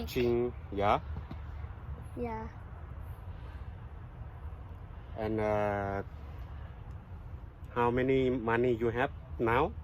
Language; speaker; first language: English; non-native, learner; Thai